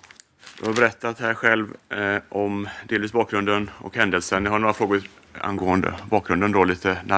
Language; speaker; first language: Swedish; native; Swedish